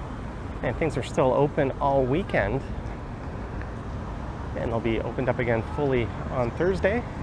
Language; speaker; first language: English; native; English